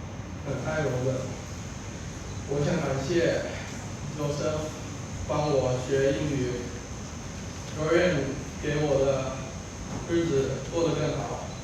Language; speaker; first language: Chinese; non-native, learner; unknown